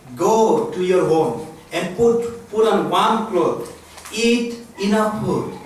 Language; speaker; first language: English; non-native, local second language; Nepali